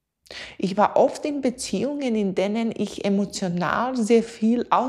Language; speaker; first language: German; non-native, fluent; Latvian